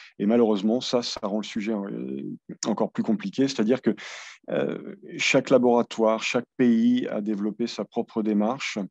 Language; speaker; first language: French; native; French